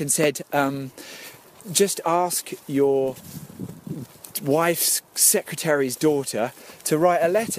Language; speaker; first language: English; native; English